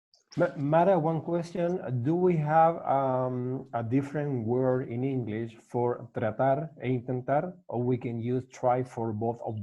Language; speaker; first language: English; non-native, learner; Spanish